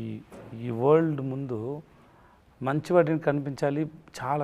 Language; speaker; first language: Telugu; non-native, learner; Tamil